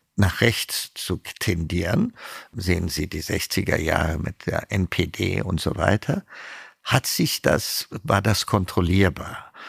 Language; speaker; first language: German; non-native, fluent; Amharic